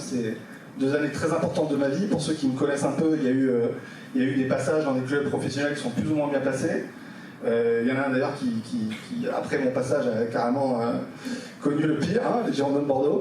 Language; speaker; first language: French; native; French